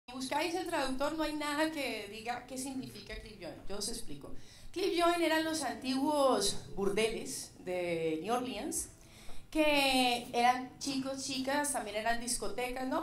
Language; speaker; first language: Spanish; native; Spanish